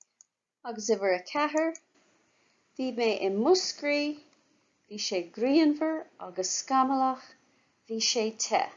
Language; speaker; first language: Irish; non-native, local second language; English